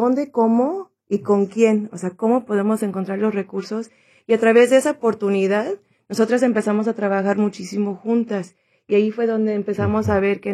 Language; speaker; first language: Spanish; early bilingual, heritage; Spanish